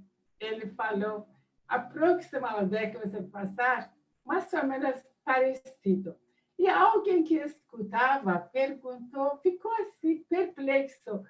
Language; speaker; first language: Portuguese; non-native, fluent; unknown